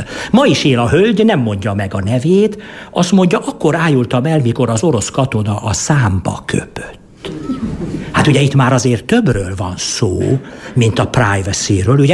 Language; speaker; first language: Hungarian; native; Hungarian